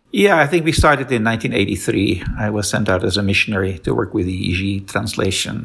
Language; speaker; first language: English; non-native, fluent; Dutch